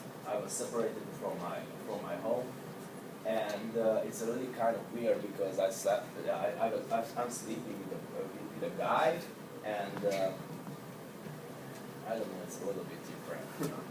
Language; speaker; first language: English; non-native, learner; Hungarian